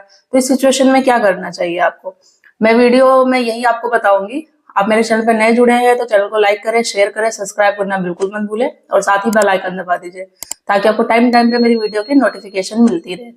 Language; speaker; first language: Hindi; native; Hindi